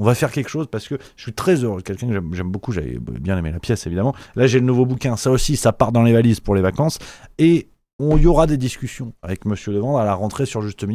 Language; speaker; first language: French; native; French